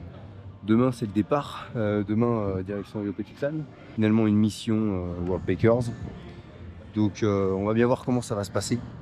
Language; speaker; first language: French; native; French